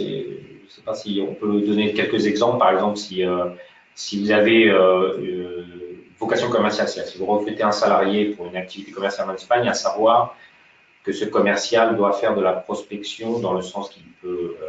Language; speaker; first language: French; native; French